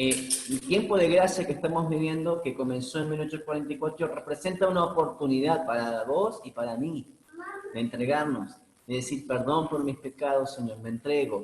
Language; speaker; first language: Spanish; native; Spanish